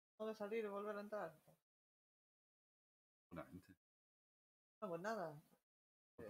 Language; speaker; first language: Spanish; native; Spanish